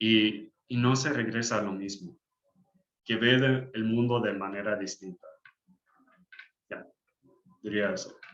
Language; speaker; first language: Spanish; early bilingual, heritage; English